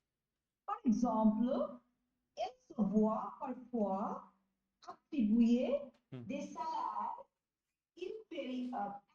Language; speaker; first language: French; non-native, learner; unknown